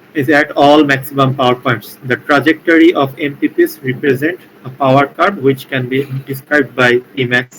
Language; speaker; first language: English; non-native, local second language; Bangla